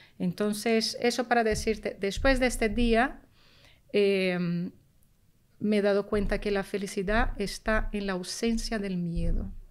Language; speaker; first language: Spanish; early bilingual, heritage; Spanish